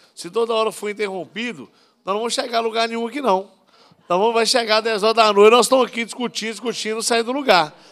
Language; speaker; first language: Portuguese; native; Portuguese